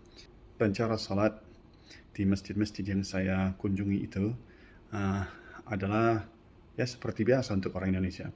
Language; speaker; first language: Indonesian; non-native, fluent; English